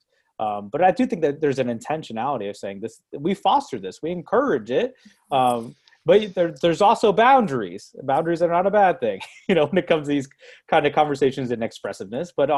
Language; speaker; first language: English; native; English